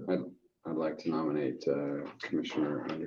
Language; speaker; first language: English; native; English